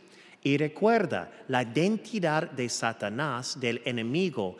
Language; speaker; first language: Spanish; non-native, fluent; English